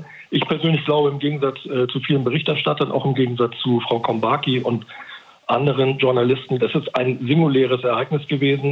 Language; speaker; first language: German; native; German